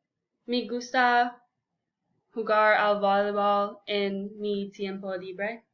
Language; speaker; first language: Spanish; non-native, learner; English